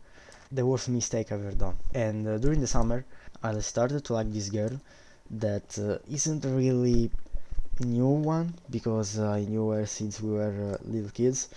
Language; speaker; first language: English; non-native, fluent; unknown